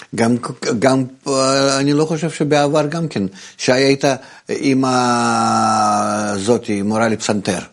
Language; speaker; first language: Hebrew; non-native, fluent; Russian